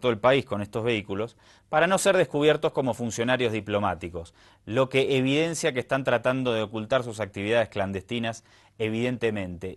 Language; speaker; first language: Spanish; native; Spanish